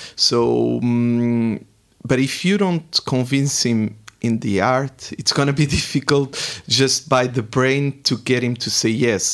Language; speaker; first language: English; non-native, fluent; Portuguese